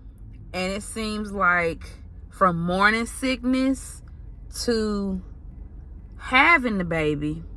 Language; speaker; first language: English; native; English